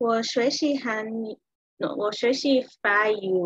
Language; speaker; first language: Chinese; non-native, learner; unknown